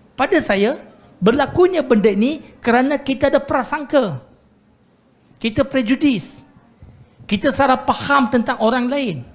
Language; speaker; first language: Malay; non-native, local second language; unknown